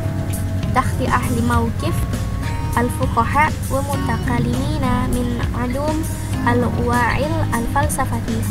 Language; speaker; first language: Arabic; non-native, learner; Indonesian